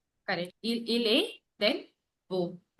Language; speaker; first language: French; non-native, learner; Hindi